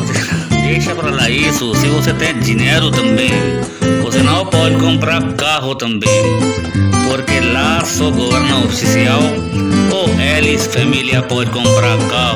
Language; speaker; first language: Portuguese; non-native, learner; Hindi